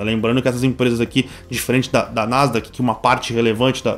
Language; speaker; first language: Portuguese; native; Portuguese